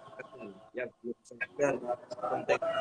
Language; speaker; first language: Indonesian; non-native, local second language; Javanese